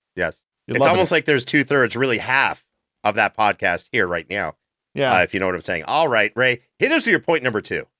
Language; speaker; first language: English; native; English